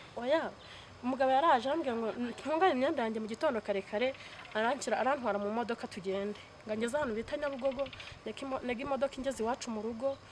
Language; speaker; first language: Kinyarwanda; native; Kinyarwanda